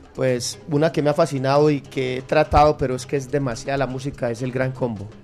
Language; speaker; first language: Spanish; native; Spanish